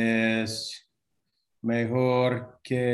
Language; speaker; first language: Spanish; non-native, learner; English